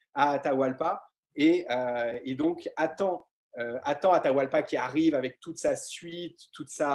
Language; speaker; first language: French; native; French